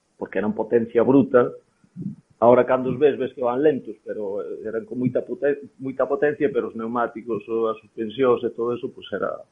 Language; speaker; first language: Galician; native; Galician